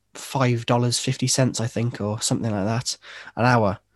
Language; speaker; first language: English; native; English